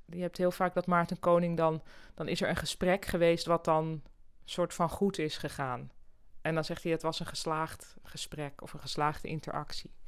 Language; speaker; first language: Dutch; native; Dutch